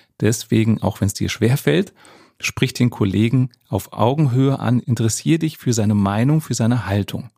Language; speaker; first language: German; native; German